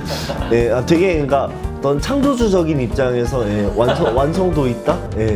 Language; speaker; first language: Korean; native; Korean